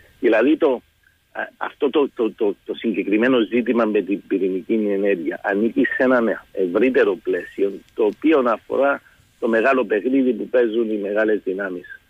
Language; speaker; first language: Greek; early bilingual, heritage; Greek